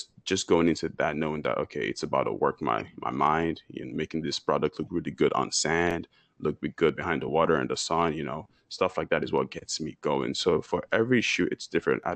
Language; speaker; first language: English; non-native, local second language; Yoruba